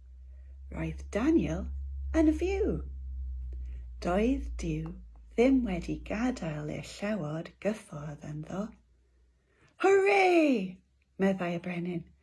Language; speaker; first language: Welsh; non-native, local second language; English